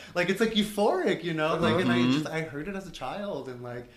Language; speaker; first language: English; native; English